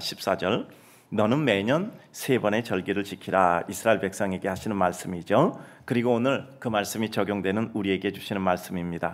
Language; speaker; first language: Korean; native; Korean